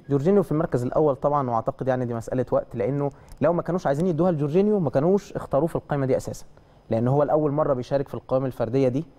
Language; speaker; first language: Egyptian Arabic; native; Egyptian Arabic